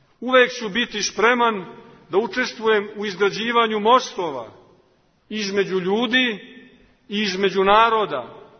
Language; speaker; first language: Serbian; native; Serbian